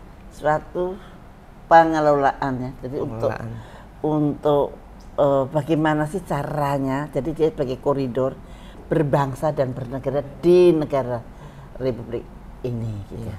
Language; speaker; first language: Indonesian; native; Indonesian